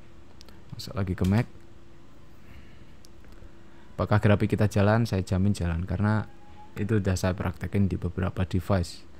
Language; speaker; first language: Indonesian; native; Indonesian